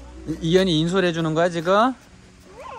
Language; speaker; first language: Korean; native; Korean